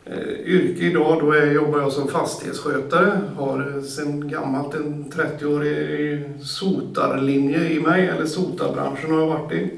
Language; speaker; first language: Swedish; native; Swedish